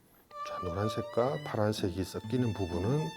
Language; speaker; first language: Korean; native; Korean